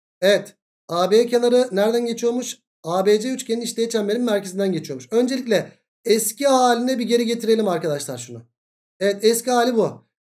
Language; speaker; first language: Turkish; native; Turkish